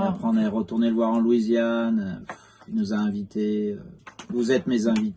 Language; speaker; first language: French; native; French